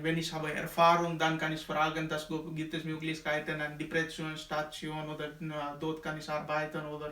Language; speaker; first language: German; non-native, learner; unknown